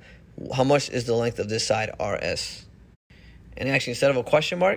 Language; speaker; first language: English; native; English